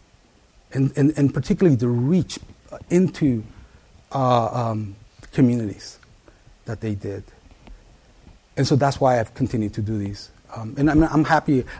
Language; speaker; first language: English; early bilingual, other home language; Spanish